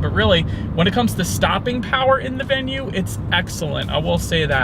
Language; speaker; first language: English; native; English